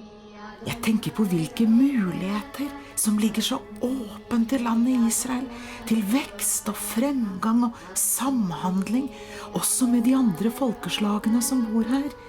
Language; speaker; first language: Norwegian; early bilingual, heritage; Norwegian